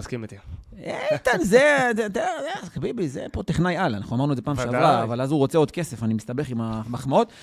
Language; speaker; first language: Hebrew; native; Hebrew